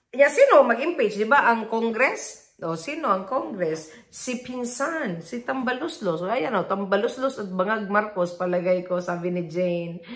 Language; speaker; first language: Filipino; non-native, local second language; Cebuano